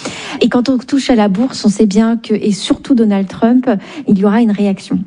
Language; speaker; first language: French; native; French